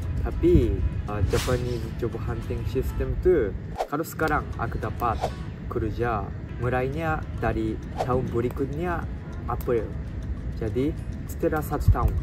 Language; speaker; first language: Indonesian; non-native, fluent; Japanese